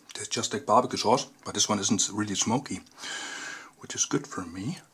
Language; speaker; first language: English; non-native, fluent; German